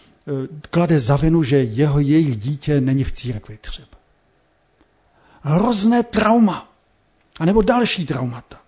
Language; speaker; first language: Czech; native; Czech